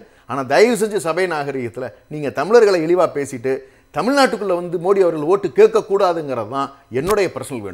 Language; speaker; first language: Tamil; native; Tamil